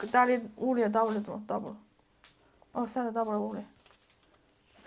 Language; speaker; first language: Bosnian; non-native, learner; Chinese